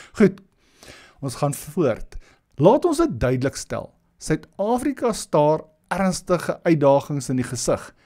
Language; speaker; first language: Afrikaans; non-native, local second language; English